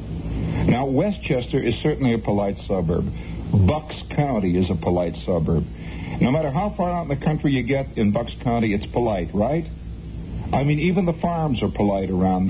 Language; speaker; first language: English; native; English